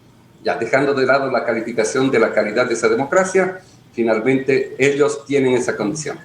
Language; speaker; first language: Spanish; native; Spanish